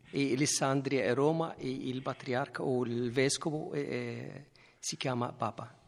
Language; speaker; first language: Italian; non-native, learner; Arabic